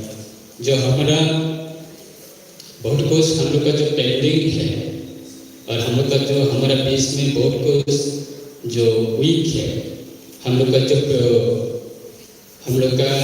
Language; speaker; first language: Hindi; non-native, local second language; Kok Borok